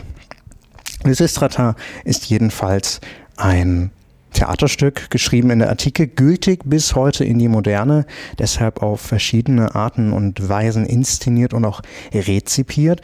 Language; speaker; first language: German; native; German